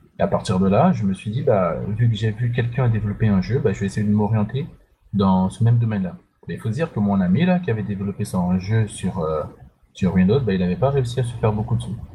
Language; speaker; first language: French; non-native, local second language; Sango